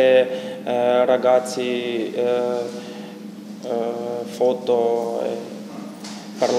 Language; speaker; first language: Italian; non-native, learner; Croatian